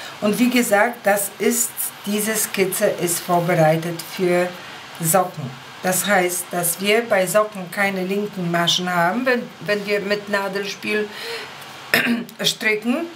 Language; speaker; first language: German; non-native, fluent; Polish